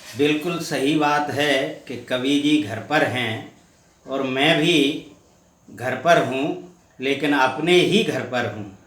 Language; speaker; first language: Hindi; native; Hindi